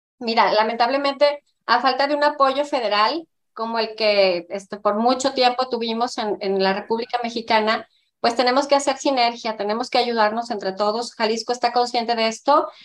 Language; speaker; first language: Spanish; native; Spanish